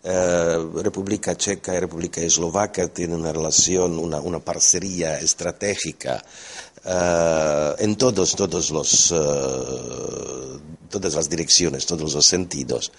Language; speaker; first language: Spanish; non-native, fluent; Slovak